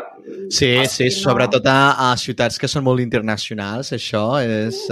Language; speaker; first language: Catalan; non-native, fluent; Spanish